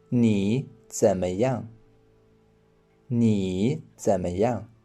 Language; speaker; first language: Chinese; non-native, fluent; English